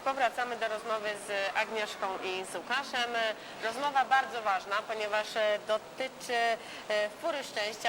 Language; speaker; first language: Polish; native; Polish